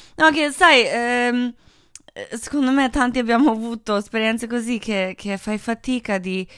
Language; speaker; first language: Italian; native; Italian